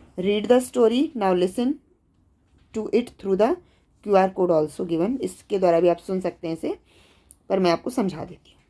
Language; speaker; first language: Hindi; native; Hindi